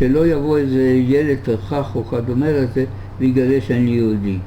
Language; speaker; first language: Hebrew; early bilingual, other home language; German